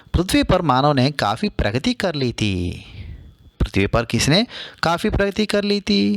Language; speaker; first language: Hindi; non-native, local second language; Telugu